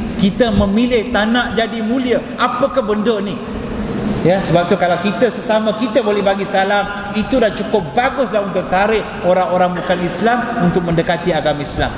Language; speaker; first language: Malay; non-native, local second language; Tamil